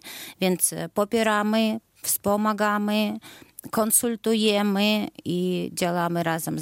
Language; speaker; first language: Polish; non-native, fluent; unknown